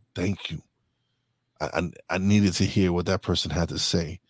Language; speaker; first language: English; native; English